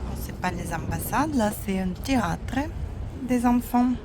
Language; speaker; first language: French; non-native, fluent; Russian